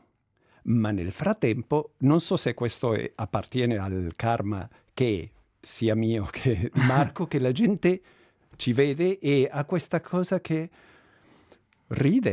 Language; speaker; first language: Italian; non-native, fluent; Spanish